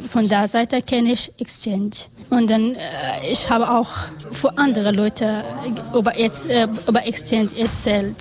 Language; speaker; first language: German; non-native, learner; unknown